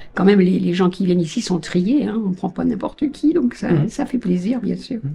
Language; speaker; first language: French; native; French